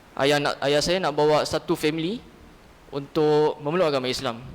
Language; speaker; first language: Malay; non-native, local second language; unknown